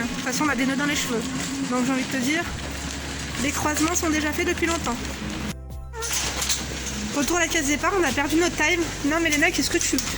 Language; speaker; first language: French; native; French